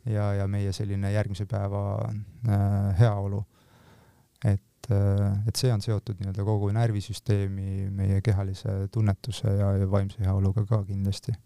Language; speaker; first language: Estonian; native; Estonian